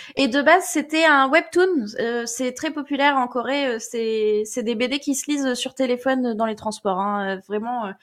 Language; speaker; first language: French; native; French